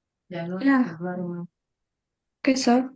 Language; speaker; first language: English; non-native, learner; Indonesian